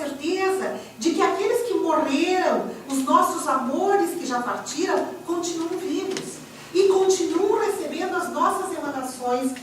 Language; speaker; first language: Portuguese; native; Portuguese